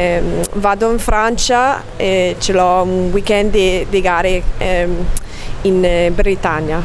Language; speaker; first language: Italian; non-native, learner; English